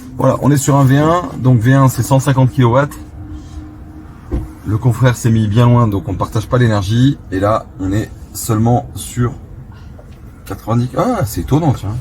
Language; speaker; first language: French; native; French